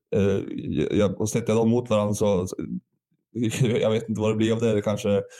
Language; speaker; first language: Swedish; native; Swedish